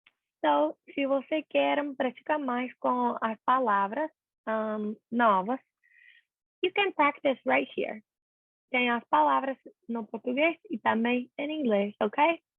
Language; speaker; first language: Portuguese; non-native, learner; English